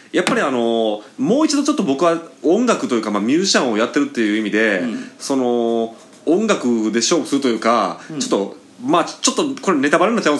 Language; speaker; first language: Japanese; native; Japanese